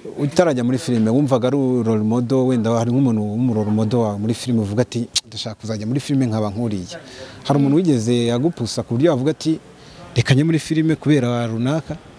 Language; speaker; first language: Kinyarwanda; native; Kinyarwanda